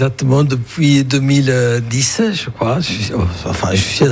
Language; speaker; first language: French; non-native, fluent; Italian